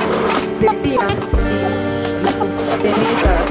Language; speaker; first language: Spanish; non-native, learner; English